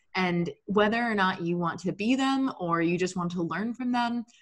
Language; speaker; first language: English; native; English